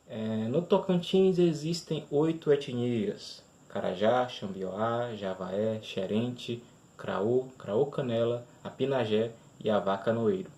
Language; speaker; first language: Portuguese; native; Portuguese